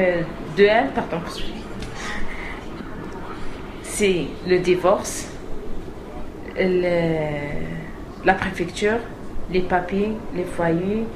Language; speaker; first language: French; non-native, learner; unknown